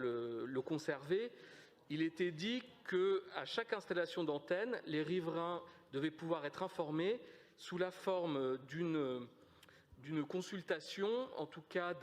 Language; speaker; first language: French; native; French